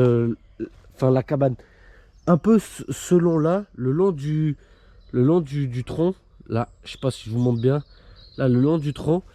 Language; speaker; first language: French; native; French